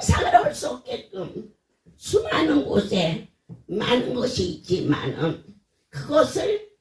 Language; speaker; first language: Korean; native; Korean